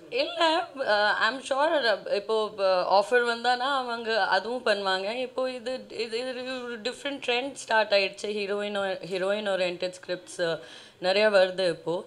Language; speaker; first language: Tamil; non-native, fluent; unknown